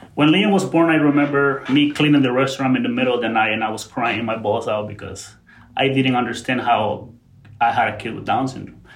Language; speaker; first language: English; non-native, fluent; Spanish